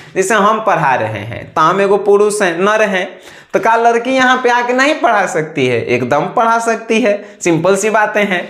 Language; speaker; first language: Hindi; native; Hindi